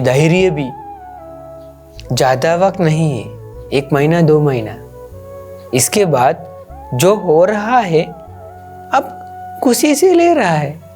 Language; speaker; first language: Hindi; non-native, local second language; Sinhala